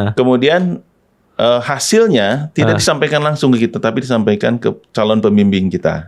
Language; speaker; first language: Indonesian; non-native, local second language; Sundanese